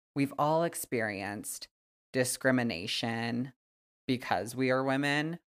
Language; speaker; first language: English; native; English